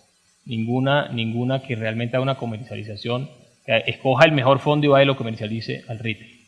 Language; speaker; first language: Spanish; native; Spanish